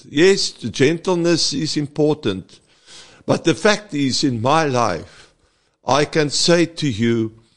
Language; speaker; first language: English; non-native, local second language; Afrikaans